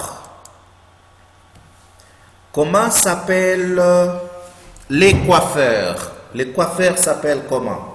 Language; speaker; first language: French; non-native, fluent; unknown